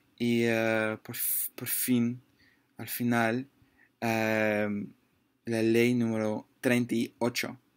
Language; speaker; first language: Spanish; non-native, learner; English